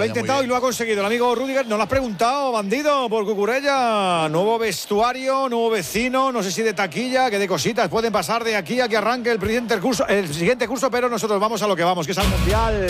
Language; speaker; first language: Spanish; native; Spanish